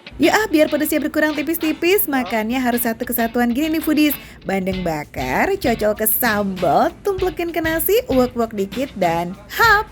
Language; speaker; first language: Indonesian; native; Indonesian